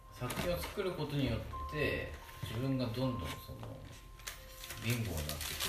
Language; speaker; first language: Japanese; native; Japanese